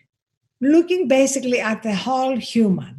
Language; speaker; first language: English; non-native, fluent; Greek